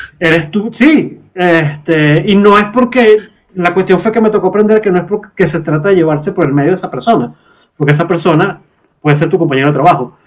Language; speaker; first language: Spanish; native; Spanish